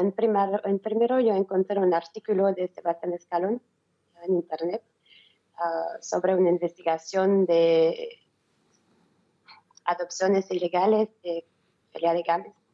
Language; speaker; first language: Spanish; non-native, learner; French